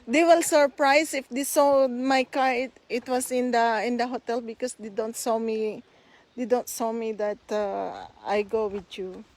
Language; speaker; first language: English; non-native, local second language; Filipino